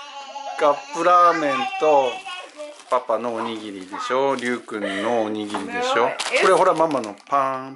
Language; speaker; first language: Japanese; native; Japanese